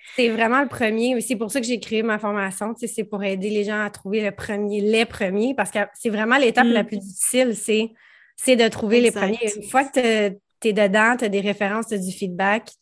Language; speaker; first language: French; native; French